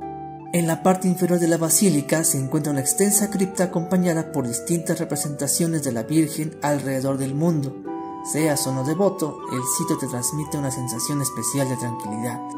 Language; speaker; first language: Spanish; native; Spanish